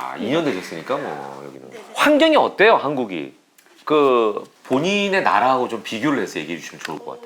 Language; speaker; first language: Korean; native; Korean